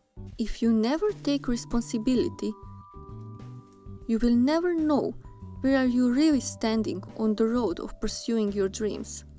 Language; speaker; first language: English; non-native, fluent; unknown